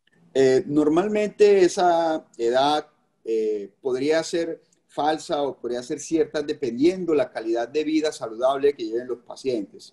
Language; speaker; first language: Spanish; native; Spanish